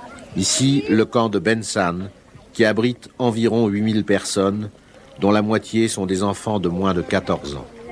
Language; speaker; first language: French; native; French